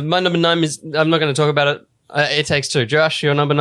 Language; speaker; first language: English; native; English